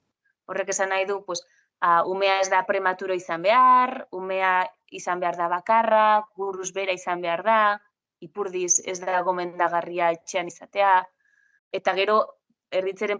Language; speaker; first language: Basque; non-native, local second language; Spanish